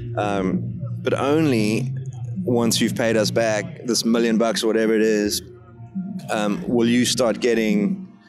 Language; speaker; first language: English; native; English